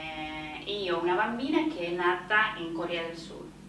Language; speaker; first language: Italian; non-native, fluent; Spanish